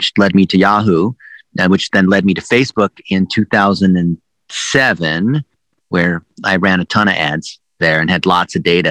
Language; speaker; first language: English; early bilingual, other home language; Chinese